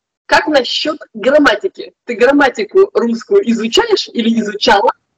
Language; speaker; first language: Russian; native; Russian